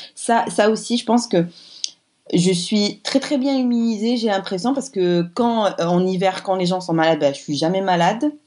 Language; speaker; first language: French; non-native, local second language; Arabic